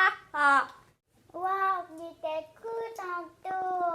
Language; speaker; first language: French; native; French